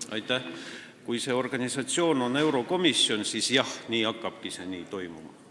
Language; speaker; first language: Estonian; non-native, local second language; Russian